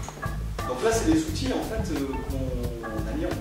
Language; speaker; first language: French; native; French